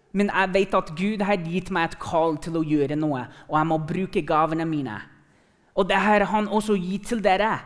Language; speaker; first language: Norwegian; non-native, fluent; English